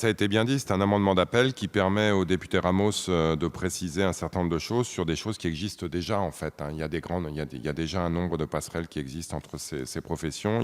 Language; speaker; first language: French; native; French